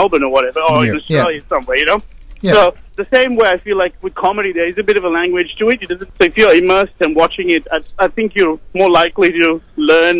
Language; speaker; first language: English; non-native, local second language; Sinhala